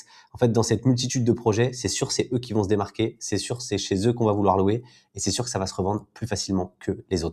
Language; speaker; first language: French; native; French